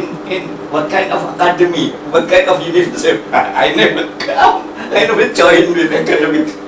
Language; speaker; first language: English; non-native, learner; Indonesian